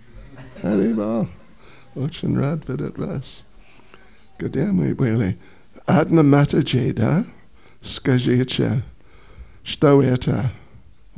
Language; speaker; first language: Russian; non-native, learner; English